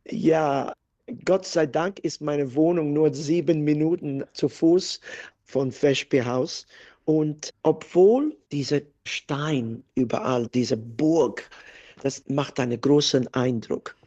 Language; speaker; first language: German; non-native, fluent; English